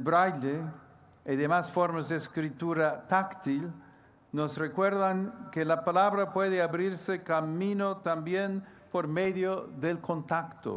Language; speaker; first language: Spanish; non-native, fluent; English